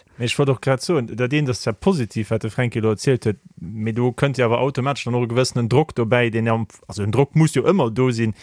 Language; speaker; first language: Luxembourgish; native; Luxembourgish